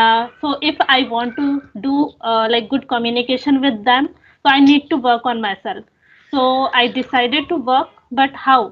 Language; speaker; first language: English; non-native, local second language; Hindi